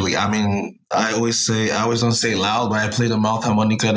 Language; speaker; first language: English; non-native, local second language; Yoruba